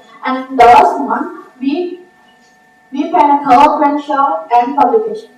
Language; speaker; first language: English; non-native, learner; Indonesian